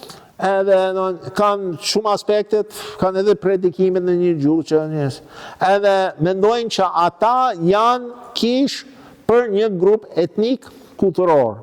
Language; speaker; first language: Albanian; non-native, fluent; English